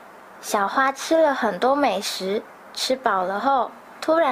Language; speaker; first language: Chinese; native; Chinese